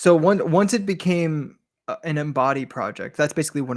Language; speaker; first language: English; native; English